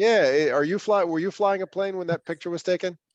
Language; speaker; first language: English; native; English